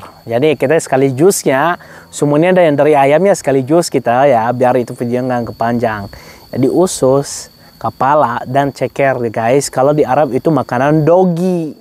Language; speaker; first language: Indonesian; non-native, fluent; Arabic